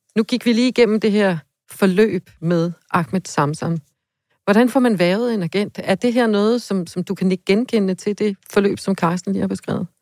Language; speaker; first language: Danish; native; Danish